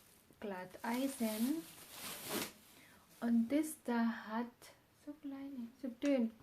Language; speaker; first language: German; non-native, learner; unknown